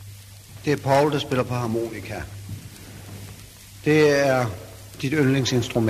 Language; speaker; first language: Danish; native; Danish